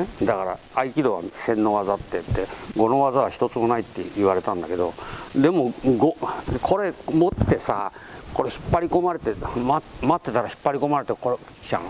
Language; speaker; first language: Japanese; native; Japanese